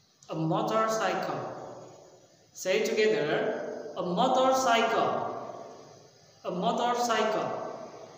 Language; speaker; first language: English; non-native, fluent; Indonesian